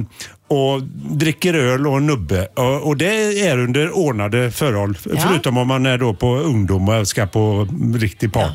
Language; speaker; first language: Swedish; native; Swedish